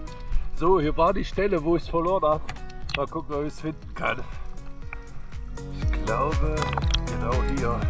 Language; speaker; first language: German; native; German